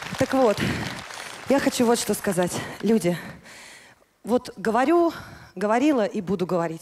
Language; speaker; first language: Russian; native; Russian